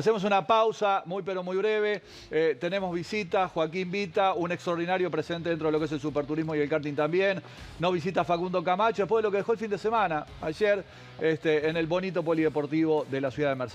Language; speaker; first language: Spanish; native; Spanish